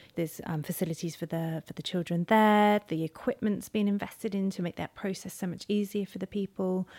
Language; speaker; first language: English; native; English